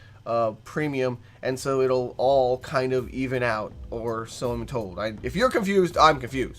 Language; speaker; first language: English; native; English